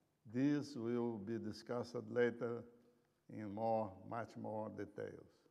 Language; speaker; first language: English; non-native, fluent; Portuguese